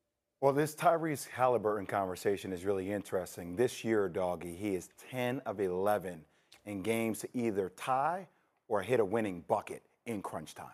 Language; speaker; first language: English; native; English